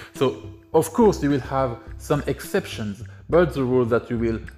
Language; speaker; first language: English; non-native, fluent; French